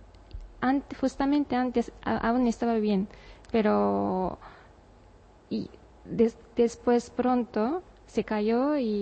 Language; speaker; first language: Spanish; non-native, learner; Japanese